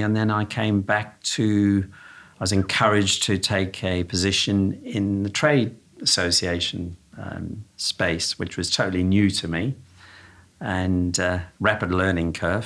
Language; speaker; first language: English; native; English